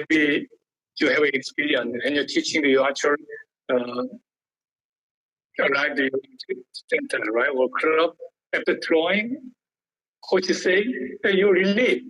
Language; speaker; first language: English; non-native, learner; Korean